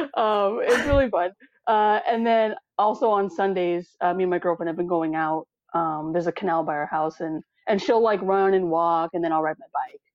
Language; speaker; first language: English; early bilingual, other home language; Samoan